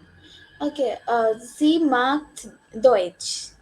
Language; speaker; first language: German; non-native, learner; English